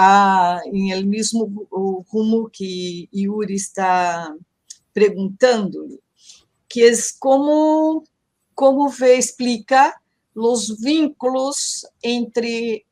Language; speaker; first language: Spanish; non-native, learner; Portuguese